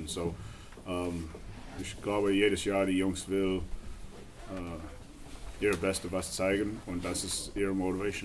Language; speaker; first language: German; non-native, fluent; English